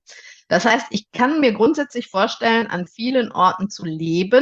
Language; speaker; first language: German; native; German